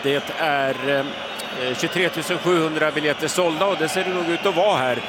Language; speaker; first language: Swedish; native; Swedish